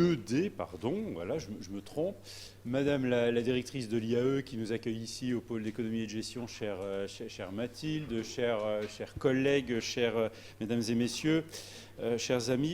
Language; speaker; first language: French; native; French